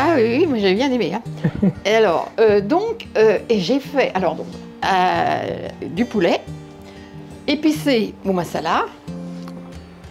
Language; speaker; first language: French; native; French